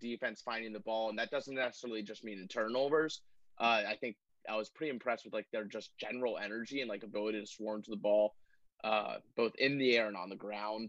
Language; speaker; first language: English; native; English